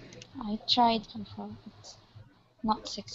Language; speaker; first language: English; non-native, learner; Arabic